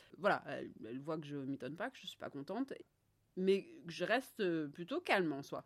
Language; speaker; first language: French; native; French